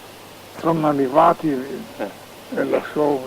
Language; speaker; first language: Italian; non-native, learner; Slovenian